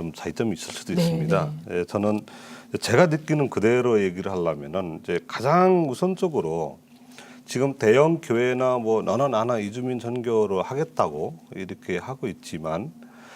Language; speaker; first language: Korean; non-native, fluent; Nepali